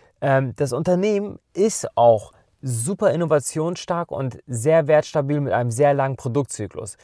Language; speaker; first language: German; native; German